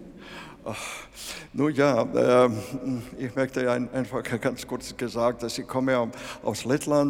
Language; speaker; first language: German; non-native, fluent; Latvian